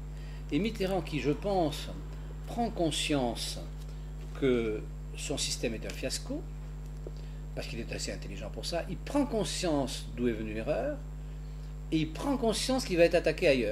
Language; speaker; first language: French; native; French